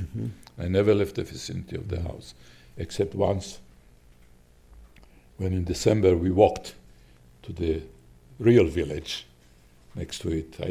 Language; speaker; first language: English; non-native, fluent; Slovak